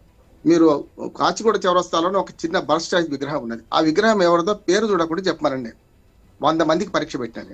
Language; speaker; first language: Telugu; native; Telugu